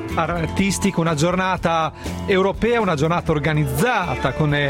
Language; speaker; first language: Italian; native; Italian